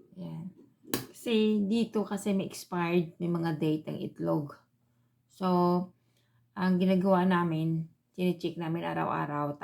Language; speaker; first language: Filipino; native; Filipino